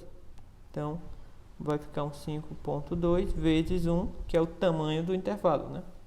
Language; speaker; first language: Portuguese; native; Portuguese